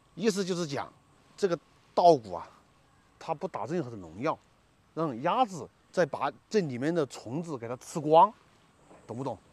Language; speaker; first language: Chinese; native; Chinese